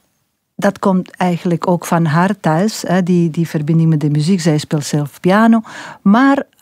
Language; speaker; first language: Dutch; non-native, local second language; French